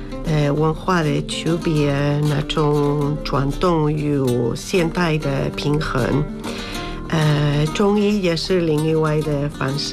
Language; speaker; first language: Chinese; non-native, learner; Spanish